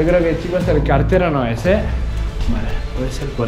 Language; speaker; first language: Spanish; native; Spanish